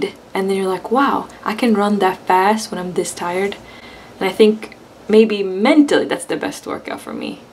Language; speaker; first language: English; non-native, fluent; Swedish